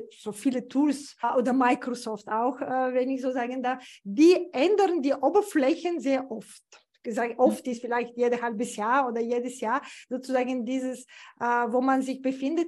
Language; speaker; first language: German; non-native, fluent; Bulgarian